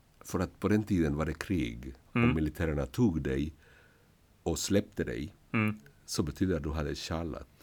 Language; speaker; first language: Swedish; non-native, fluent; Spanish